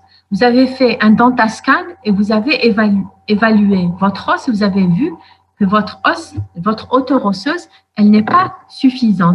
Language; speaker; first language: French; non-native, local second language; Arabic